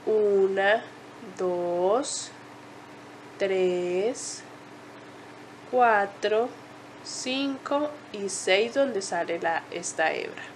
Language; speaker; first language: Spanish; native; Spanish